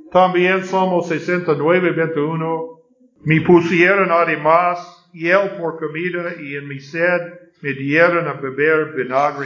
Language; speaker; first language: Spanish; non-native, learner; English